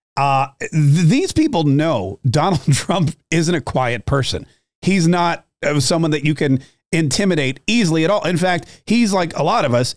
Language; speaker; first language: English; native; English